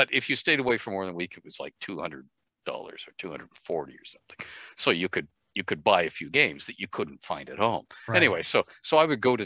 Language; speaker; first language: English; native; English